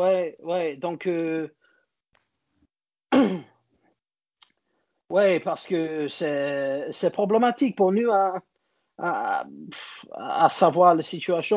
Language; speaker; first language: French; non-native, learner; English